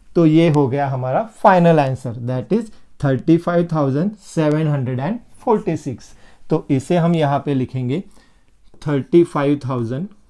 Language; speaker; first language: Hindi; non-native, local second language; Marathi